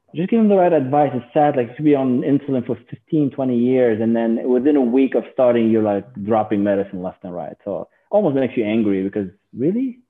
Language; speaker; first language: English; non-native, fluent; Arabic